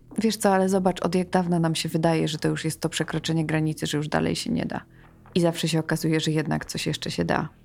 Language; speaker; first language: Polish; early bilingual, heritage; Polish